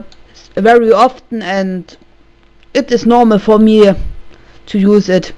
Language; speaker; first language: English; non-native, learner; German